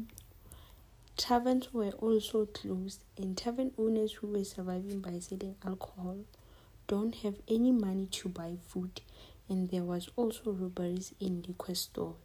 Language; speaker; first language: English; non-native, local second language; Northern Sotho